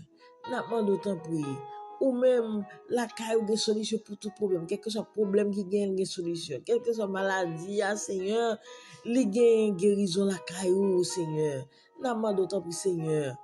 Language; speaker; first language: French; non-native, local second language; Haitian Creole